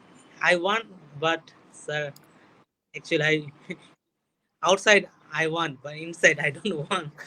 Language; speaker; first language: English; non-native, learner; Bangla